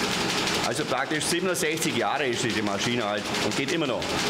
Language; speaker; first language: German; native; German